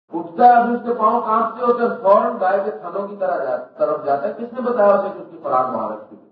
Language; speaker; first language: Urdu; non-native, local second language; Punjabi